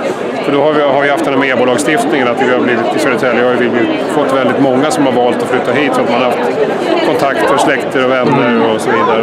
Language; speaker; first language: Swedish; native; Swedish